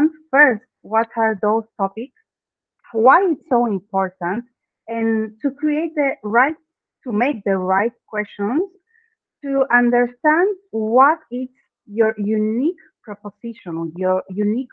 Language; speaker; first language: English; non-native, fluent; Spanish